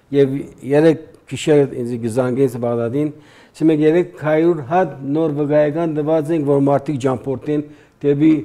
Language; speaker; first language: Armenian; early bilingual, heritage; Armenian